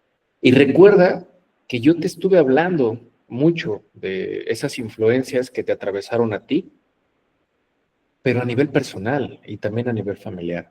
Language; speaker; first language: Spanish; native; Spanish